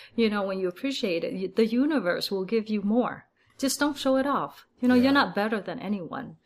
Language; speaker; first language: English; early bilingual, other home language; Vietnamese